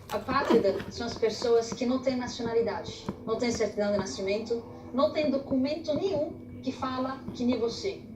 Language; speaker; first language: Portuguese; non-native, fluent; Arabic